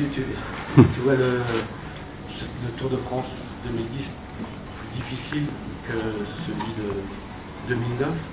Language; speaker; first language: French; native; French